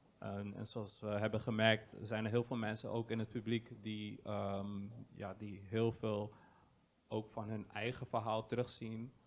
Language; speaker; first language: Dutch; early bilingual, other home language; Kinyarwanda